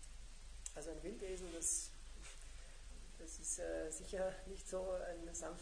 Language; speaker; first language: German; native; German